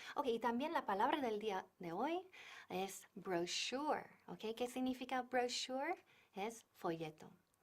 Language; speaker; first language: Spanish; non-native, fluent; English